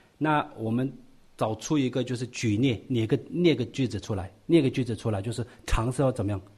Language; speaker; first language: Chinese; non-native, local second language; Tibetan